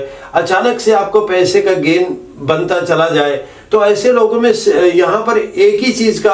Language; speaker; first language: Hindi; native; Hindi